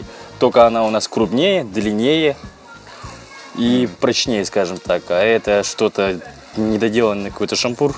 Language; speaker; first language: Russian; non-native, fluent; Korean